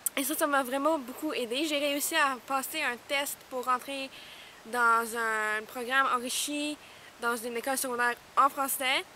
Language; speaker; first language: French; non-native, local second language; English